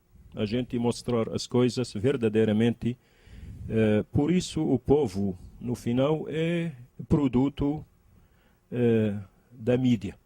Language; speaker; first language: Portuguese; non-native, learner; Arabic